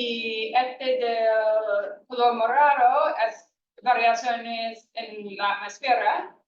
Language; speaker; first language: Spanish; non-native, fluent; English